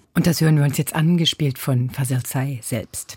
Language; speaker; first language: German; native; German